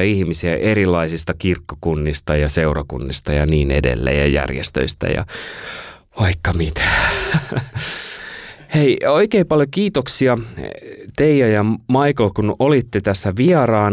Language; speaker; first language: Finnish; native; Finnish